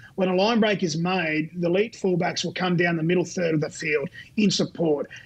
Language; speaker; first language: English; native; English